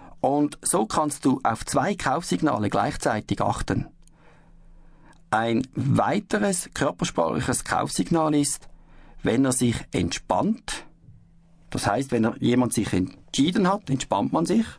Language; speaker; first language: German; native; German